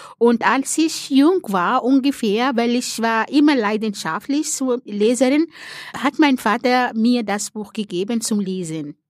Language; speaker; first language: German; non-native, fluent; Arabic